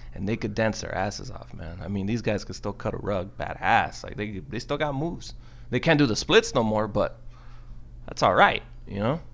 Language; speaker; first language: English; early bilingual, other home language; Spanish